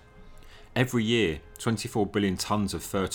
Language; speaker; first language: English; native; English